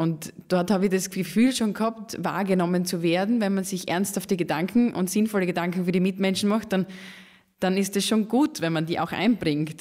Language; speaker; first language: German; native; German